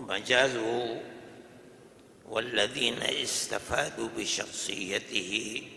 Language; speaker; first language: Arabic; non-native, fluent; Urdu